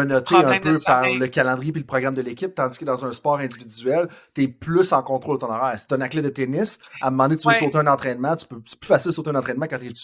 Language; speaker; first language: French; native; French